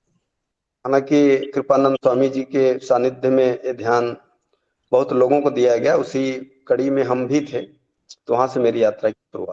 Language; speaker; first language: Hindi; native; Hindi